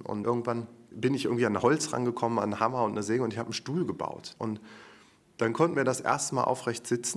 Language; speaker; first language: German; native; German